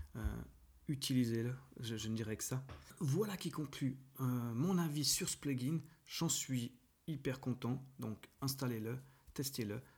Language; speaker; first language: French; native; French